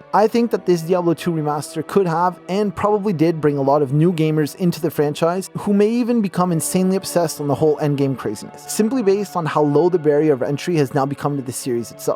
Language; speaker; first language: English; native; English